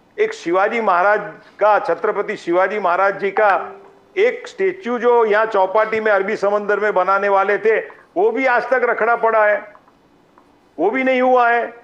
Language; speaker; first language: Hindi; non-native, local second language; Gujarati